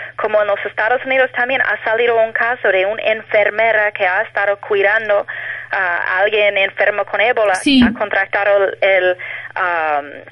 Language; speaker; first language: Spanish; non-native, fluent; English